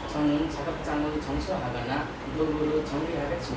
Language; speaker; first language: Korean; non-native, learner; Nepali